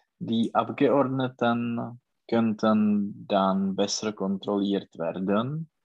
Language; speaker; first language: German; non-native, learner; Czech